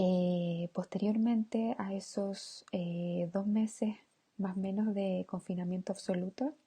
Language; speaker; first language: Spanish; native; Spanish